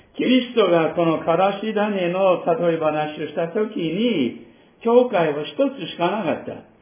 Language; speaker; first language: Japanese; non-native, fluent; English